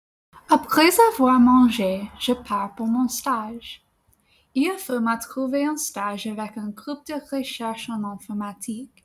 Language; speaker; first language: French; non-native, fluent; English